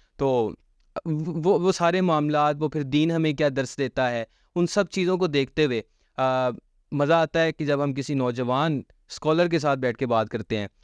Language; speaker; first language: Urdu; native; Urdu